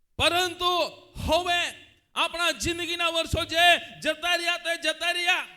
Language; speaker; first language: Gujarati; non-native, local second language; Gamit